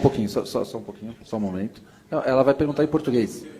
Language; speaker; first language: Portuguese; native; Portuguese